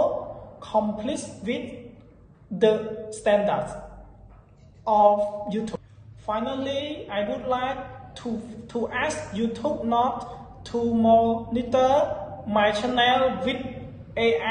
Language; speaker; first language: English; non-native, learner; Khmer